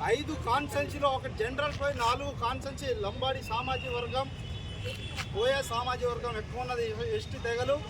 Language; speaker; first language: Telugu; non-native, local second language; Lambadi